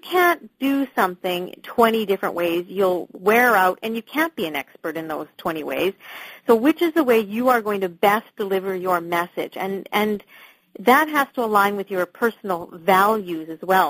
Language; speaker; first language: English; native; English